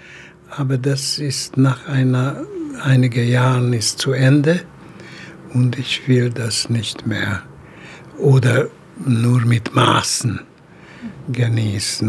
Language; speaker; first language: German; non-native, fluent; Hungarian